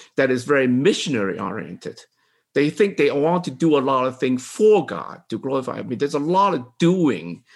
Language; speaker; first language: English; non-native, local second language; Cantonese